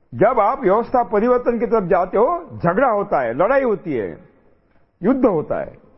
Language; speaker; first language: Hindi; non-native, local second language; Marathi